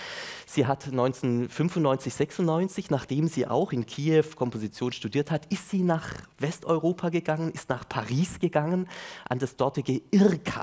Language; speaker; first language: German; native; German